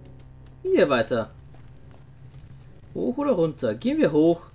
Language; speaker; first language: German; native; German